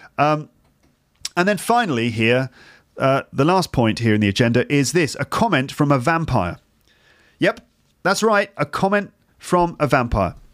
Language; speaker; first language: English; native; English